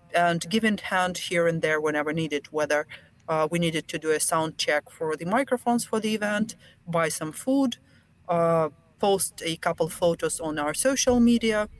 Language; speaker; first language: English; non-native, fluent; Russian